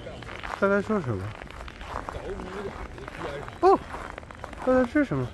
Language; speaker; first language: Chinese; non-native, learner; English